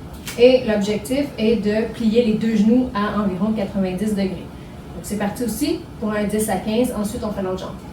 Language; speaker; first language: French; native; French